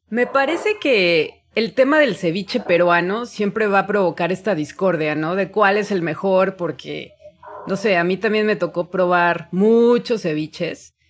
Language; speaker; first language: Spanish; native; Spanish